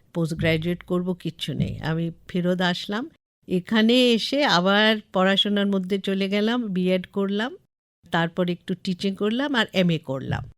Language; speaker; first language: Bangla; non-native, local second language; English